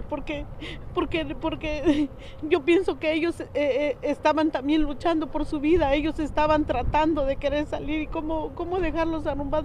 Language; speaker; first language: Spanish; native; Spanish